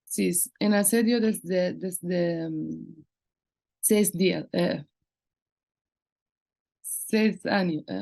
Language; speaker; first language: Spanish; non-native, local second language; Arabic